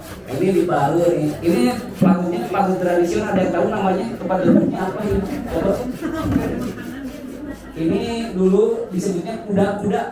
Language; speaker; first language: Indonesian; non-native, local second language; Sundanese